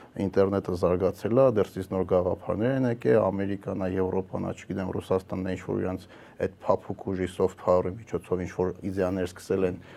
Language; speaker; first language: Armenian; native; Armenian